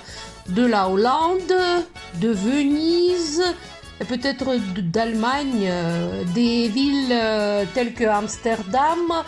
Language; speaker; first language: French; non-native, fluent; Russian